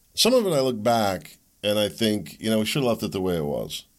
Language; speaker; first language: English; early bilingual, other home language; German